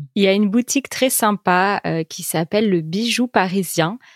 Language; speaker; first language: French; native; French